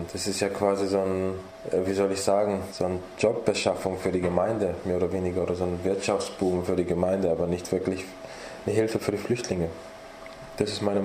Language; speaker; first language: German; early bilingual, other home language; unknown